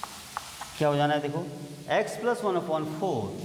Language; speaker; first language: Hindi; native; Hindi